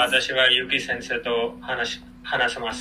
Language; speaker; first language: Japanese; non-native, learner; English